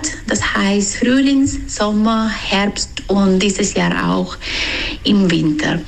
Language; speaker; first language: German; non-native, fluent; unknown